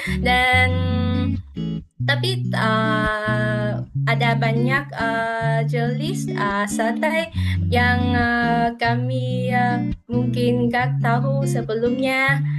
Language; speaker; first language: Indonesian; non-native, fluent; Vietnamese